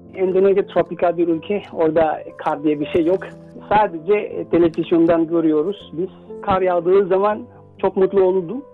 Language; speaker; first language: Turkish; non-native, fluent; Indonesian